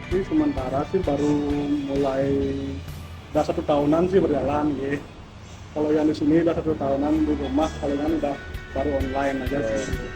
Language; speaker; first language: Indonesian; native; Indonesian